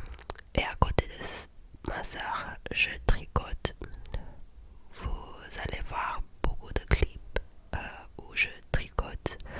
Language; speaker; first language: French; non-native, learner; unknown